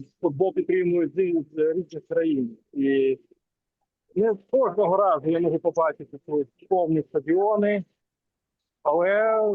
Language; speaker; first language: Ukrainian; non-native, local second language; Russian